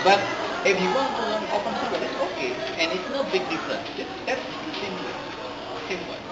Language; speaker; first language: English; non-native, learner; Indonesian